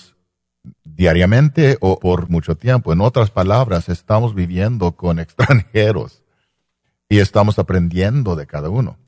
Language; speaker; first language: Spanish; non-native, fluent; English